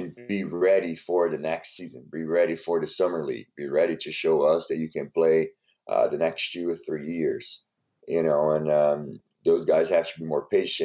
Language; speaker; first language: English; non-native, fluent; Portuguese